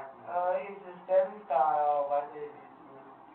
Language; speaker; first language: English; non-native, learner; Chinese